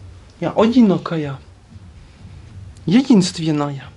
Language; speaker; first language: Russian; non-native, learner; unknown